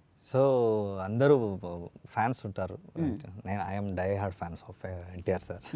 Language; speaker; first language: Telugu; non-native, learner; Kannada